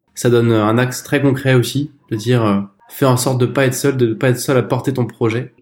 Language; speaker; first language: French; native; French